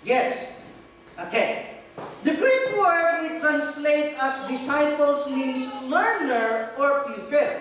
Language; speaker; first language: English; non-native, local second language; Filipino